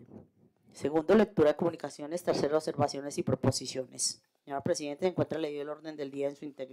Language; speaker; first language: Spanish; native; Spanish